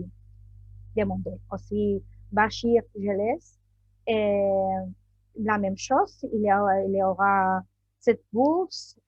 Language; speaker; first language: French; non-native, learner; Spanish